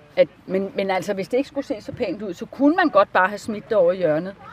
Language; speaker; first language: Danish; native; Danish